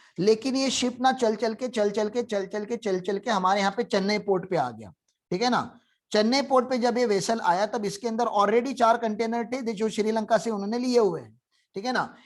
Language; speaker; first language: Hindi; non-native, local second language; Marathi